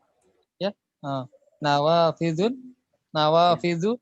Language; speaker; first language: Arabic; non-native, learner; Indonesian